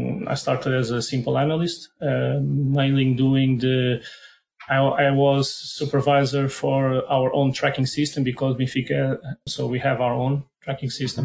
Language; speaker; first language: English; non-native, fluent; Portuguese